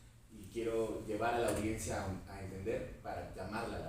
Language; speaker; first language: Spanish; native; Spanish